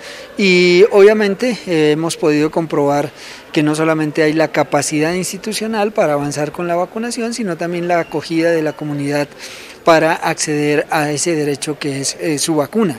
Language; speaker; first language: Spanish; native; Spanish